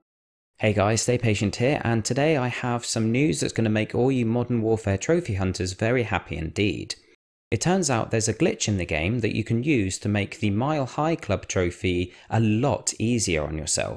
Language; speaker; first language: English; native; English